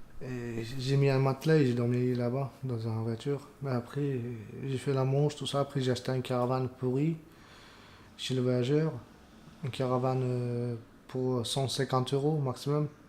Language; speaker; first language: French; non-native, learner; Romanian